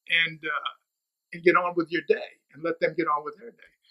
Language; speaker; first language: English; native; English